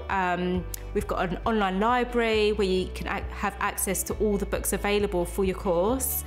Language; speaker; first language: English; native; English